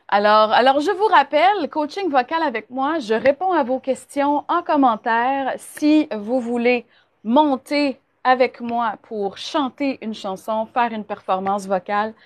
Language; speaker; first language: French; native; French